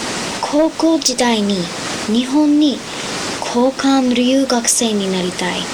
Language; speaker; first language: Japanese; non-native, learner; English